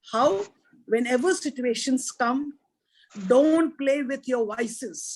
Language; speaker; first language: English; non-native, local second language; Punjabi